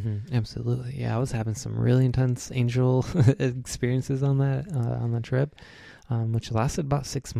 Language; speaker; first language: English; native; English